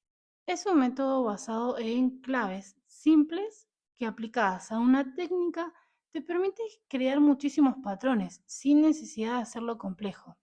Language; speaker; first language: Spanish; native; Spanish